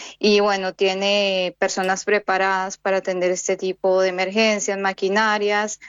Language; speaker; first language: Spanish; native; Spanish